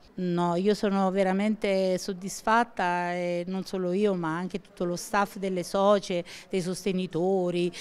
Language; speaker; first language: Italian; native; Italian